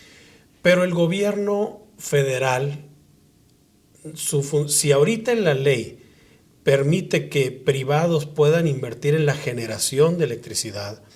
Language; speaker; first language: Spanish; native; Spanish